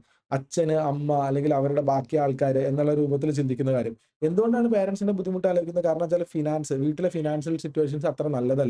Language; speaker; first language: Malayalam; native; Malayalam